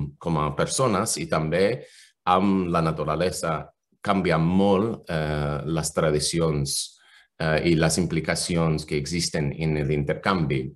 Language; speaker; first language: Catalan; non-native, fluent; English